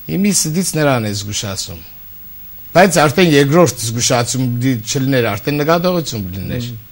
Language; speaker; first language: Armenian; native; Armenian